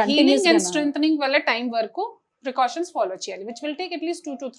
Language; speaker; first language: Telugu; non-native, fluent; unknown